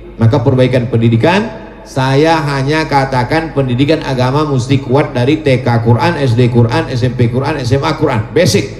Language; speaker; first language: Indonesian; native; Indonesian